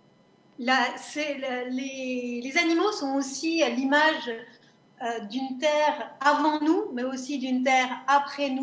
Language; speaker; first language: French; native; French